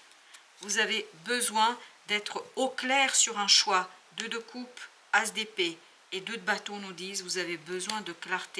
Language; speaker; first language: French; native; French